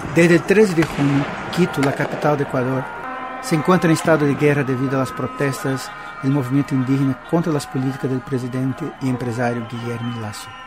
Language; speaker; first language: Spanish; non-native, learner; Portuguese